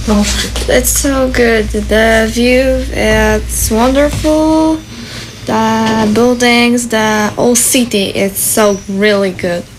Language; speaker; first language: English; non-native, learner; Polish